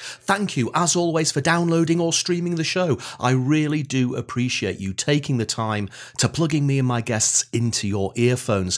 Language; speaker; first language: English; native; English